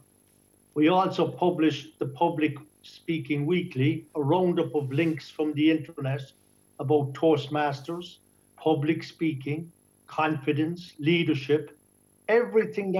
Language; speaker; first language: English; native; English